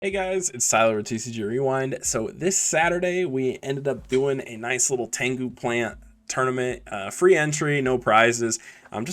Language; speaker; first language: English; native; English